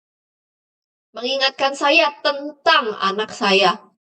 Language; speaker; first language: Indonesian; native; Indonesian